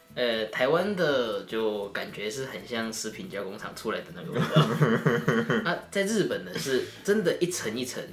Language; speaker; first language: Chinese; native; Chinese